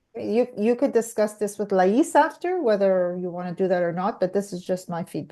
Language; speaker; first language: English; native; English